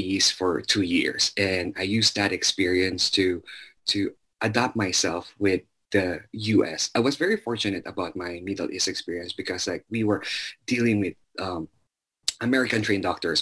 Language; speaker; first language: English; non-native, local second language; Chavacano